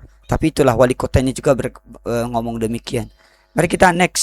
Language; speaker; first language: Indonesian; native; Indonesian